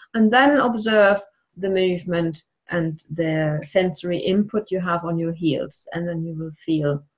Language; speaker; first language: English; non-native, fluent; German